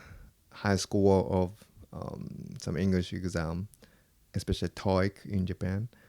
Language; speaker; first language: English; non-native, fluent; Japanese